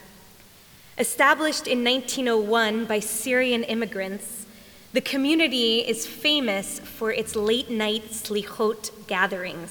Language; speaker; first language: English; native; English